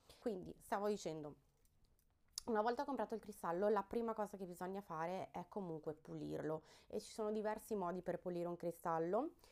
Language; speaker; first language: Italian; early bilingual, heritage; Italian